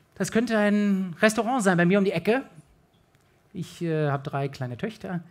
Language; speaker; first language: German; native; German